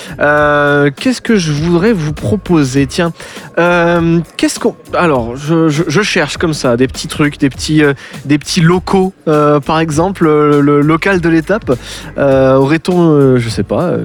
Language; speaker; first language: French; native; French